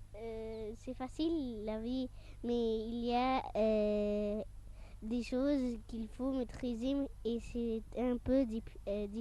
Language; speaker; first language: French; non-native, fluent; Arabic